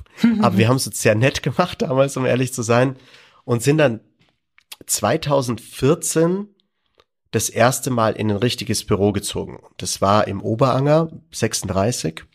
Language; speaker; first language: German; native; German